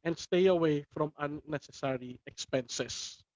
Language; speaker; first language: English; non-native, local second language; Filipino